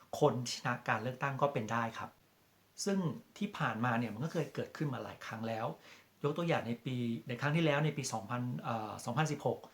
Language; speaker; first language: Thai; native; Thai